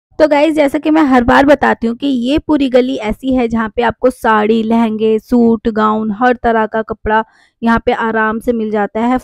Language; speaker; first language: Hindi; native; Hindi